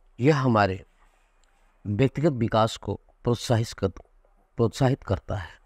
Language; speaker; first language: Hindi; non-native, local second language; Kannada